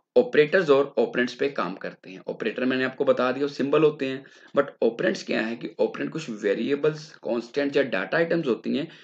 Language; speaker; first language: Hindi; non-native, local second language; Punjabi